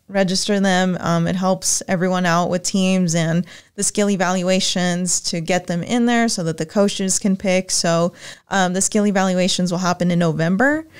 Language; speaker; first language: English; native; English